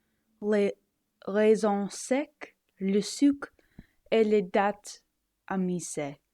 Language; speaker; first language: French; non-native, learner; English